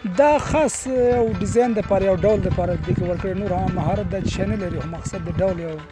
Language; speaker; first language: Pashto; non-native, local second language; Persian